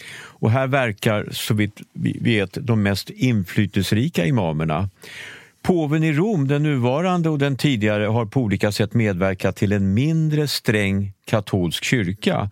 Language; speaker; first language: Swedish; native; Swedish